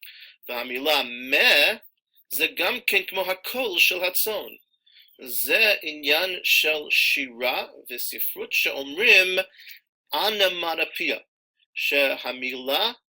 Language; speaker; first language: Hebrew; non-native, fluent; English